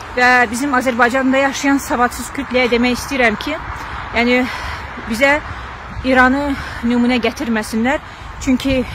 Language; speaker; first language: Azerbaijani; non-native, local second language; Talysh